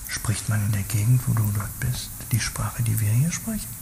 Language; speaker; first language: German; native; German